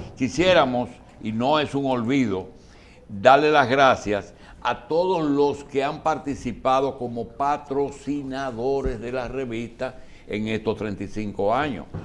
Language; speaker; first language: Spanish; native; Spanish